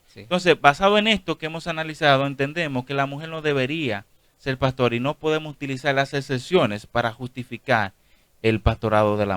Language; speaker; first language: Spanish; native; Spanish